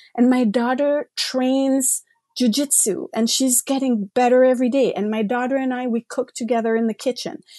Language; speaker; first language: English; non-native, fluent; French